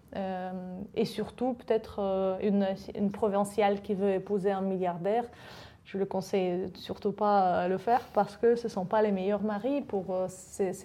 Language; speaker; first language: French; non-native, fluent; Russian